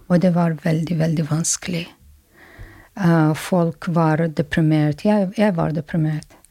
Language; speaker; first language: Norwegian; non-native, learner; Arabic